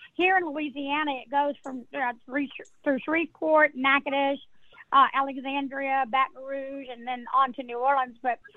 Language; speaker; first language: English; native; English